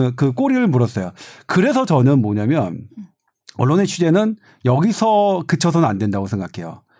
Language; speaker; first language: Korean; native; Korean